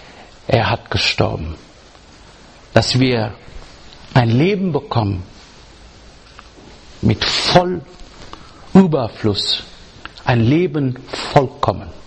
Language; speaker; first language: German; non-native, learner; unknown